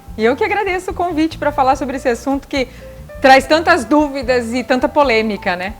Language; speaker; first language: Portuguese; native; Portuguese